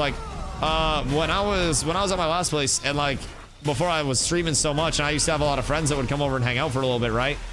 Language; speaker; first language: English; native; English